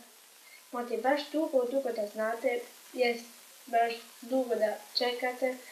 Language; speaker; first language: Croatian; early bilingual, heritage; Croatian